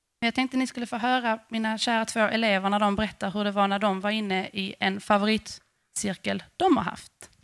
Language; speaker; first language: Swedish; native; Swedish